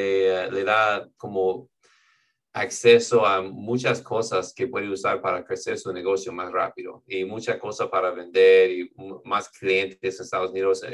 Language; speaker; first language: Spanish; non-native, fluent; English